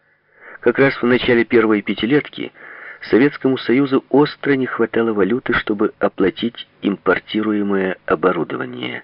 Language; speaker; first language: Russian; native; Russian